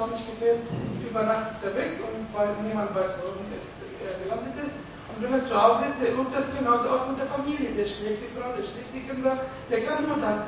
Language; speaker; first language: German; non-native, fluent; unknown